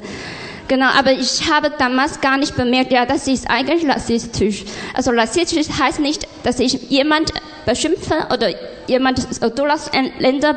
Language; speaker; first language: German; non-native, learner; Chinese